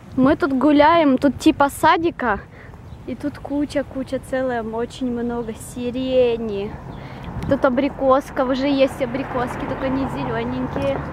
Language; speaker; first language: Russian; native; Russian